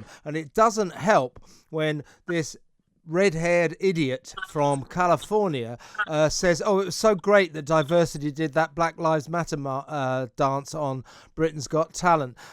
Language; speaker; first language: English; native; English